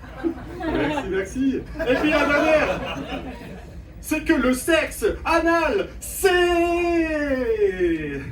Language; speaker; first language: French; native; French